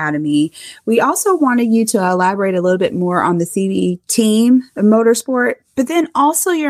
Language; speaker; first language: English; native; English